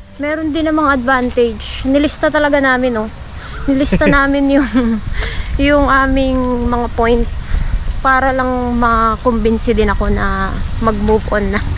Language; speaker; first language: Filipino; native; Filipino